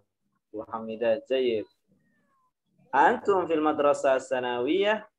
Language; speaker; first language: Arabic; non-native, fluent; Indonesian